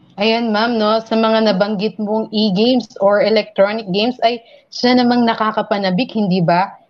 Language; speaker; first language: Filipino; non-native, local second language; Pampanga